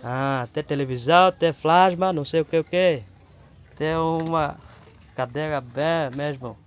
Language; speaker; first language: Portuguese; non-native, learner; Bangla